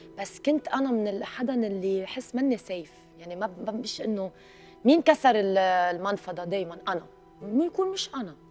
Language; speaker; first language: Arabic; native; Arabic